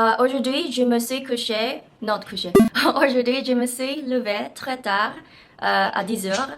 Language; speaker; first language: French; non-native, learner; Japanese